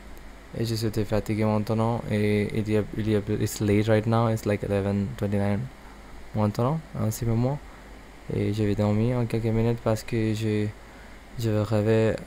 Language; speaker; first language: French; non-native, learner; English